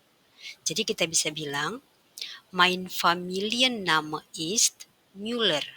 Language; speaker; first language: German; non-native, fluent; Indonesian